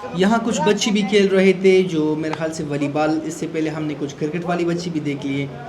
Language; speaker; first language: Urdu; non-native, local second language; Pashto